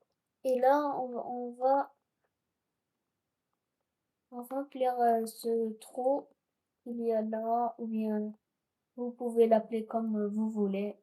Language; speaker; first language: French; non-native, local second language; Arabic